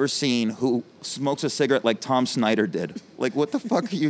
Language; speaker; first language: English; native; English